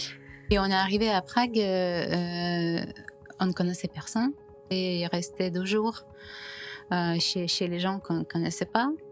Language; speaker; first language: French; non-native, fluent; Ukrainian